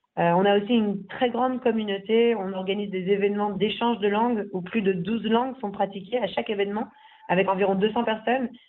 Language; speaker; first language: French; native; French